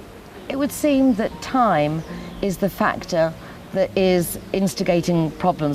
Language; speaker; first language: English; native; English